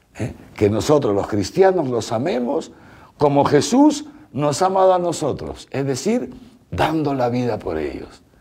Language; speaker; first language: Spanish; native; Spanish